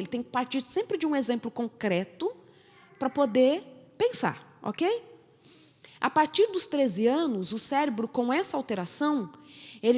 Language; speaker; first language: Portuguese; native; Portuguese